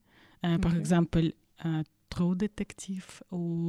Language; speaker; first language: French; non-native, learner; Russian